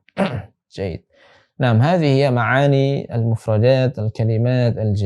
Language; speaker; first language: Arabic; non-native, fluent; Indonesian